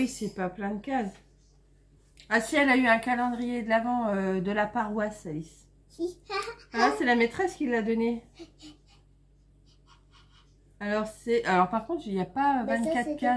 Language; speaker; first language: French; native; French